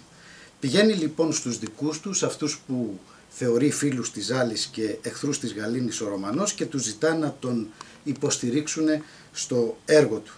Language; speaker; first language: Greek; native; Greek